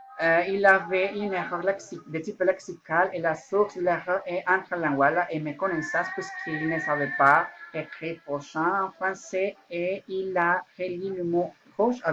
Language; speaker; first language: French; non-native, learner; Spanish